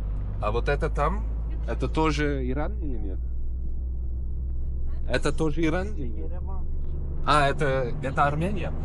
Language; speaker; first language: Russian; non-native, learner; Dutch